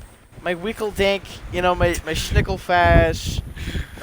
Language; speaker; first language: English; native; English